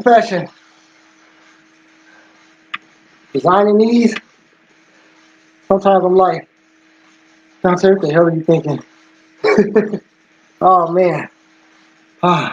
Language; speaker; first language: English; native; English